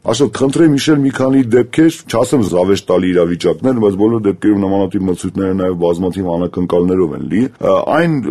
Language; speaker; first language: Armenian; native; Armenian